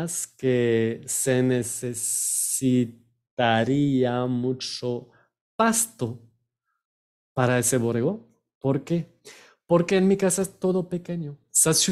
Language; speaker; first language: Spanish; non-native, fluent; French